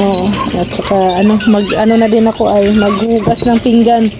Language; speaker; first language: Filipino; native; Filipino